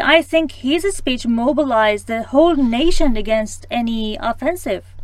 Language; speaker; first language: English; non-native, fluent; Persian